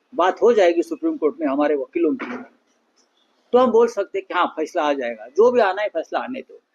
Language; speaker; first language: Hindi; non-native, local second language; Marathi